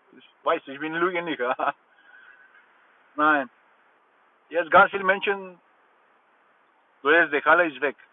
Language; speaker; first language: German; non-native, learner; Bulgarian